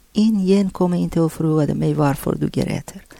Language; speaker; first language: Swedish; non-native, learner; Persian